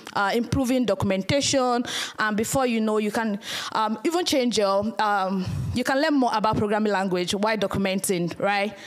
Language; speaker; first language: English; non-native, local second language; Yoruba